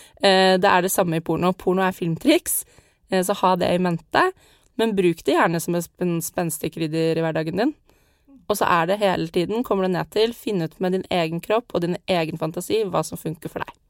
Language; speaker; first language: Norwegian; native; Norwegian